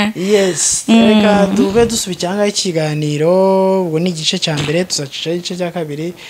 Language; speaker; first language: Kinyarwanda; native; Kinyarwanda